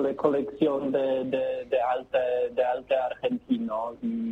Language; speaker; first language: Spanish; non-native, learner; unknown